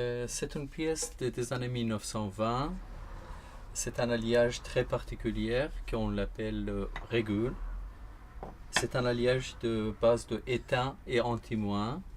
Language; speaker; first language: French; non-native, fluent; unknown